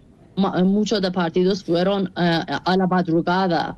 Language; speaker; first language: Spanish; non-native, fluent; Persian